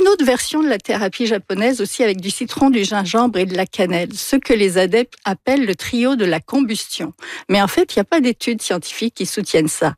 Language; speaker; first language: French; native; French